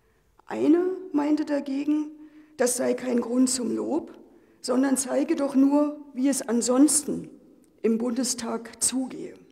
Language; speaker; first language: German; native; German